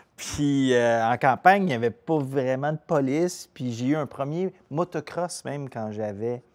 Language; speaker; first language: French; native; French